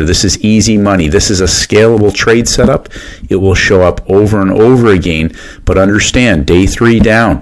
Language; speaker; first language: English; native; English